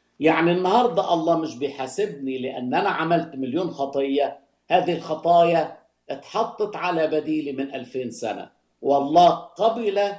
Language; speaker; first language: Arabic; native; Arabic